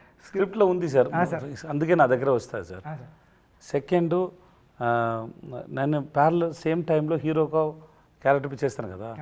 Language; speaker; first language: Telugu; non-native, learner; Tamil